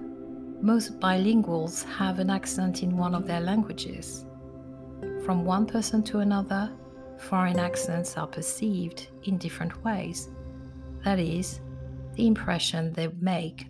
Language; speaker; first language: English; non-native, fluent; French